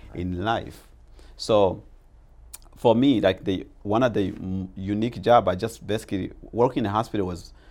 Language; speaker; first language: English; non-native, local second language; Rundi